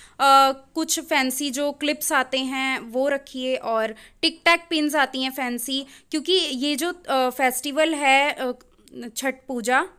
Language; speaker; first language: Hindi; native; Hindi